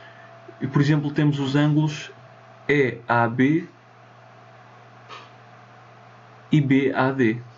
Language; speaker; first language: Portuguese; native; Portuguese